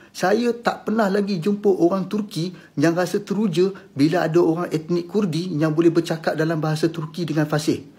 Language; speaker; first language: Malay; native; Malay